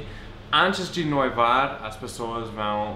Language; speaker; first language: Portuguese; non-native, fluent; English